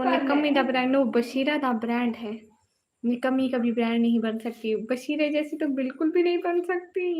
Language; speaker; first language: Urdu; non-native, local second language; Punjabi